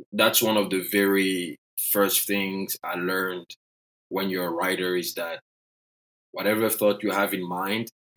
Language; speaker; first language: English; non-native, fluent; French